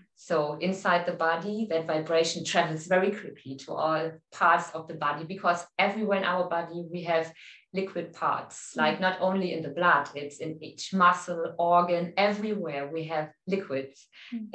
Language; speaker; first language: English; non-native, fluent; German